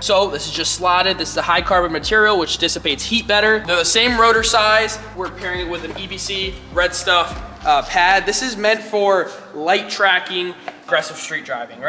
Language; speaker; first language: English; native; English